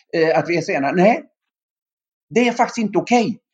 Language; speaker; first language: Swedish; native; Swedish